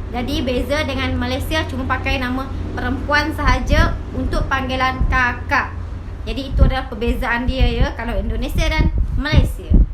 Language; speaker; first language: Malay; native; Malay